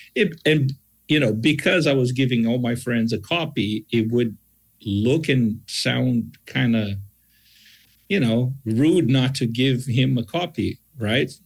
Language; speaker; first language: English; non-native, fluent; Portuguese